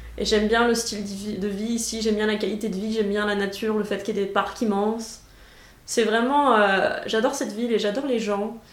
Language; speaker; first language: French; native; French